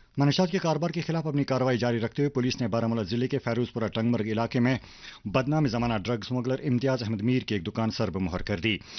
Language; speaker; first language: Urdu; non-native, local second language; Kashmiri